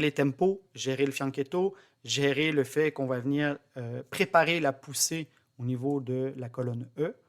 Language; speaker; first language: French; native; French